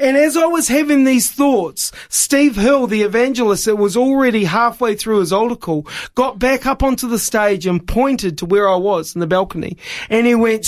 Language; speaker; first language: English; native; English